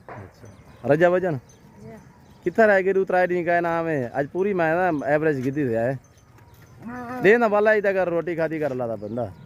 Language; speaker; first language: Hindi; non-native, local second language; Saraiki